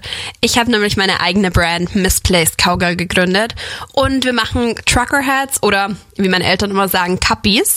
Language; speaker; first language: German; native; German